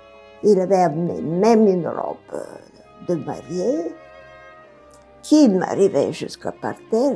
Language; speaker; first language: French; non-native, fluent; Bulgarian